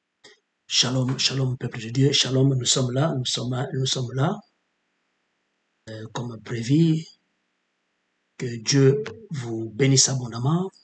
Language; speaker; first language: French; non-native, local second language; Lingala